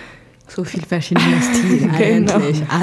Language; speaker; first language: German; non-native, fluent; French